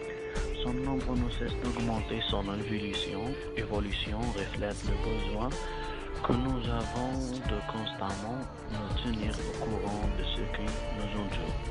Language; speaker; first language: French; non-native, learner; Arabic